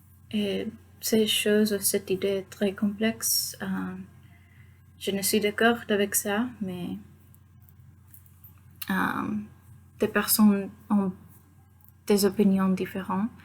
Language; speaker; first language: French; non-native, fluent; Spanish